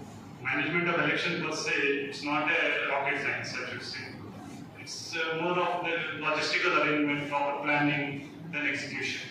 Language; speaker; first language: English; non-native, local second language; Telugu